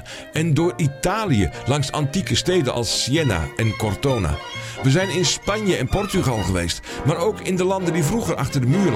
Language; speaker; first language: Dutch; native; Dutch